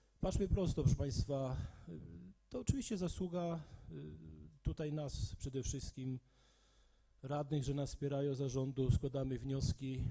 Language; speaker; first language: Polish; native; Polish